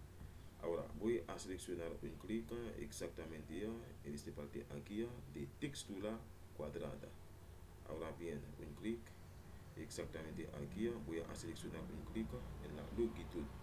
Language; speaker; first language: Spanish; non-native, learner; Haitian Creole